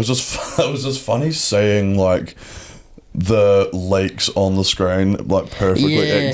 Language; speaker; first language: English; native; English